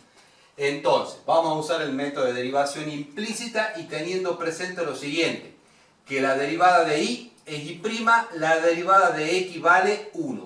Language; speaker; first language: Spanish; native; Spanish